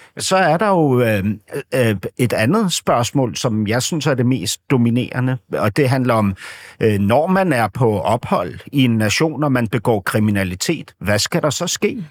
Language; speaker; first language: Danish; native; Danish